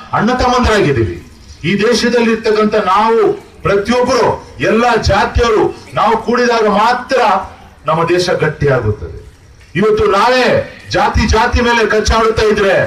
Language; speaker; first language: Kannada; non-native, local second language; Urdu